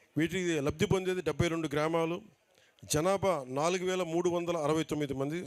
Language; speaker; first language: Telugu; native; Telugu